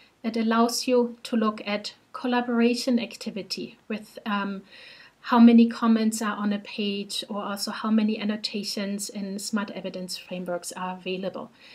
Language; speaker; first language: English; non-native, fluent; German